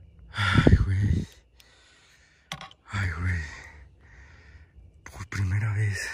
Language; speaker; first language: Spanish; native; Spanish